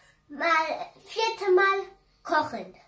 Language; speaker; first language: German; non-native, fluent; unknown